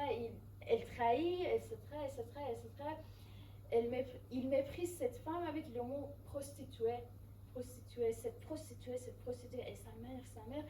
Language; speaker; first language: French; non-native, fluent; Persian